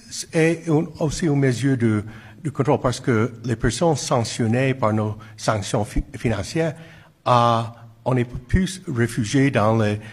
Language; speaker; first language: French; non-native, fluent; English